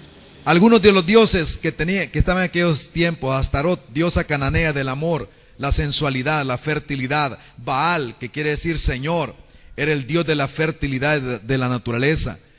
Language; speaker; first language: Spanish; native; Spanish